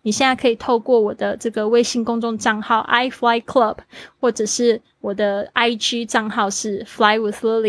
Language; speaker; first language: Chinese; native; Chinese